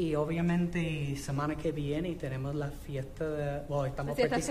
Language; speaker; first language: Spanish; non-native, fluent; English